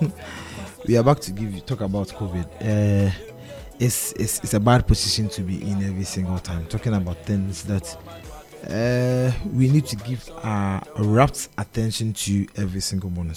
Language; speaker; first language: English; non-native, local second language; Akan